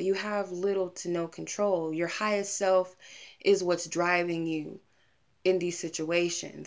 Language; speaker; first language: English; native; English